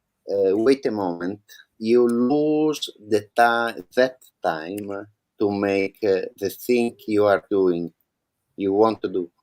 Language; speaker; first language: English; non-native, learner; Italian